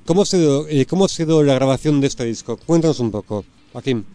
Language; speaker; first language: Spanish; native; Spanish